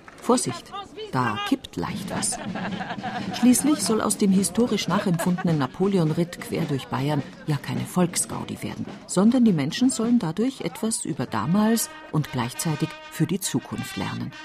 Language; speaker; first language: German; native; German